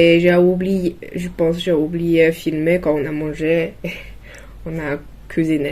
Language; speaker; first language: French; non-native, learner; Chinese